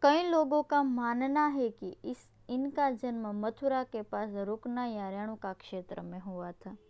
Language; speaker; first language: Hindi; non-native, local second language; Gujarati